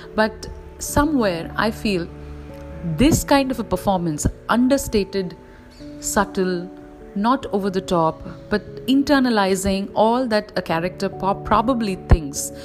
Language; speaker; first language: English; non-native, local second language; Tamil